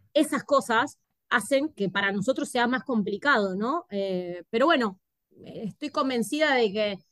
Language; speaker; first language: Spanish; native; Spanish